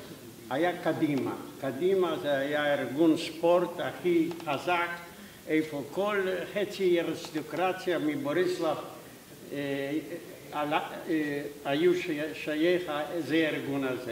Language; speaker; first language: Hebrew; non-native, fluent; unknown